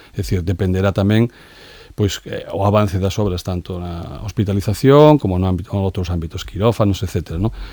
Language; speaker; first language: Galician; native; Galician